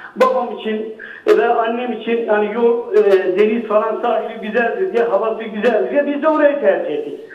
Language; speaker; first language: Turkish; early bilingual, heritage; Turkish